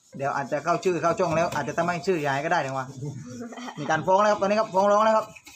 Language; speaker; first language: Thai; native; Thai